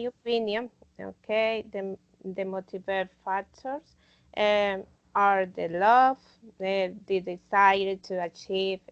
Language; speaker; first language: English; non-native, learner; Spanish